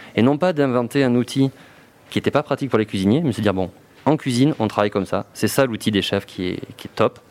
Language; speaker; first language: French; native; French